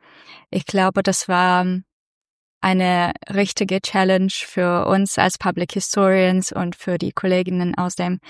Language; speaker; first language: German; non-native, fluent; Russian